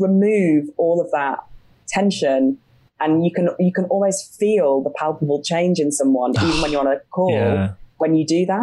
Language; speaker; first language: English; native; English